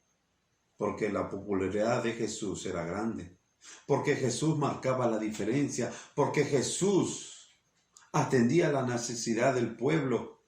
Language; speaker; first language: Spanish; native; Spanish